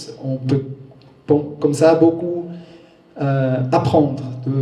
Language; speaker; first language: French; non-native, learner; German